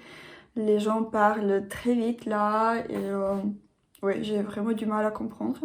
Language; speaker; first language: French; non-native, learner; English